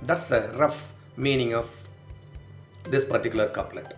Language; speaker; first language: English; non-native, local second language; Tamil